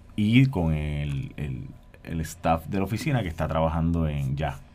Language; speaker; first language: Spanish; native; Spanish